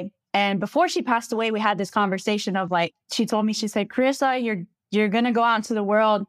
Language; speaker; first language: English; native; English